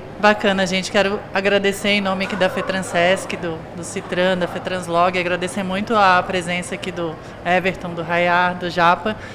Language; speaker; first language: Portuguese; native; Portuguese